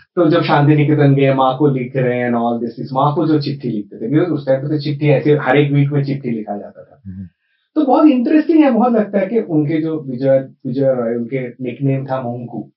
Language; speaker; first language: Hindi; non-native, local second language; Bangla